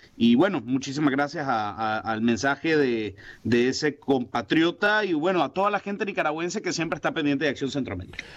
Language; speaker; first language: Spanish; native; Spanish